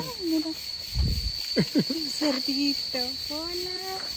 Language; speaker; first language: Spanish; native; Spanish